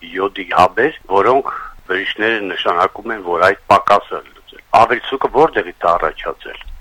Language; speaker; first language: Armenian; native; Armenian